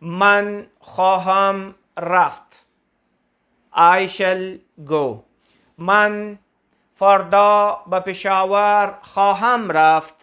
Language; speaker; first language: Persian; non-native, fluent; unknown